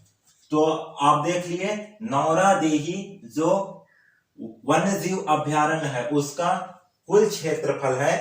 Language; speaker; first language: Hindi; native; Hindi